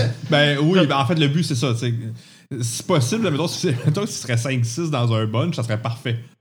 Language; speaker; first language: French; native; French